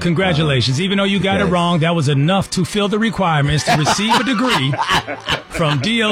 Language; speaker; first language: English; native; English